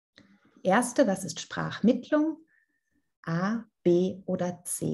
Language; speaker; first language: German; non-native, fluent; Italian